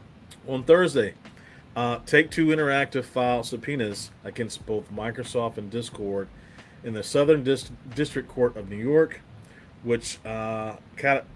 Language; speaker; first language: English; native; English